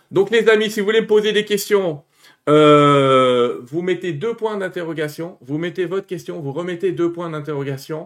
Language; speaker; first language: French; native; French